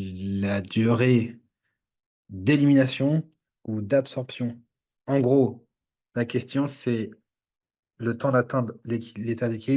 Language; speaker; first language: French; native; French